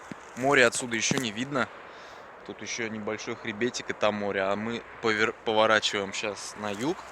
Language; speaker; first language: Russian; native; Russian